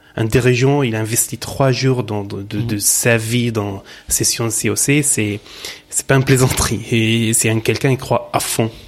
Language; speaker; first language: French; non-native, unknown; Arabic